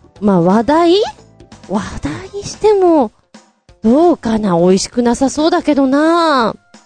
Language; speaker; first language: Japanese; native; Japanese